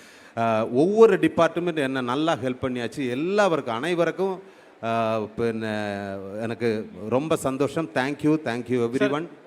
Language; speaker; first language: Tamil; non-native, learner; Malayalam